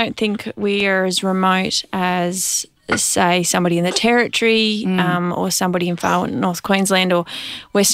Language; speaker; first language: English; native; English